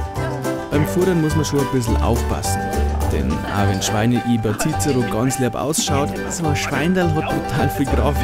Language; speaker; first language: German; native; German